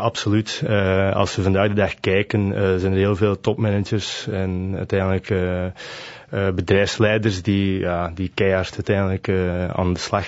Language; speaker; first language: Dutch; native; Dutch